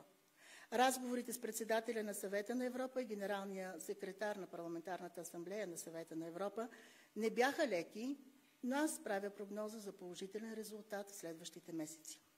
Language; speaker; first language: Bulgarian; native; Bulgarian